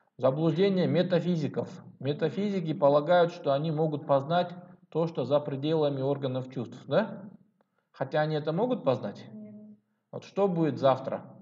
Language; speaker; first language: Russian; non-native, local second language; Kyrgyz